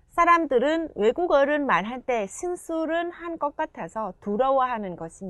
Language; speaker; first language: Korean; non-native, fluent; Vietnamese